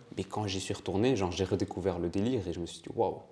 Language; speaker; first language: French; early bilingual, other home language; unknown